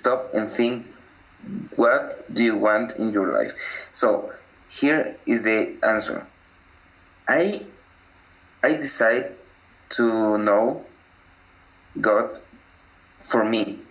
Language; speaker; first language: English; non-native, learner; Spanish